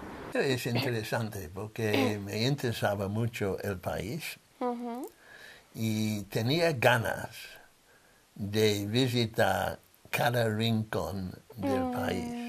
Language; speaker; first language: Spanish; non-native, fluent; English